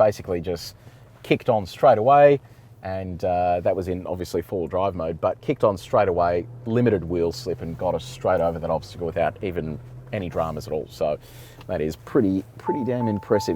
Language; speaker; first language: English; native; English